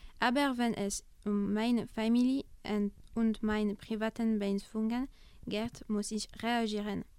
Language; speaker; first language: German; non-native, learner; French